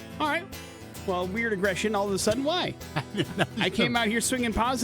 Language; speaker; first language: English; native; English